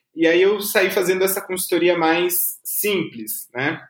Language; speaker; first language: Portuguese; native; Portuguese